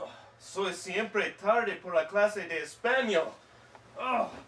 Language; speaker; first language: Spanish; non-native, learner; English